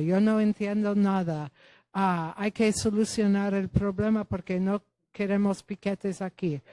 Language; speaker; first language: Spanish; non-native, fluent; Polish